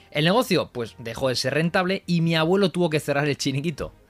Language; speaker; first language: Spanish; native; Spanish